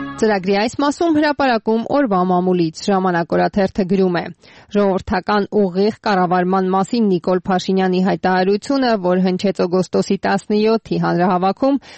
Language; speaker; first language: Armenian; native; Armenian